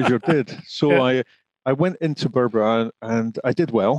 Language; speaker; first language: English; native; English